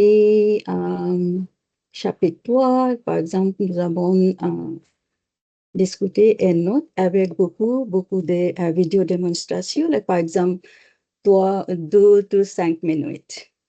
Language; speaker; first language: French; non-native, learner; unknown